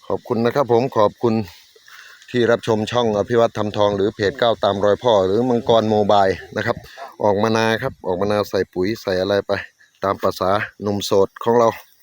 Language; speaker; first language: Thai; non-native, local second language; Northeastern Thai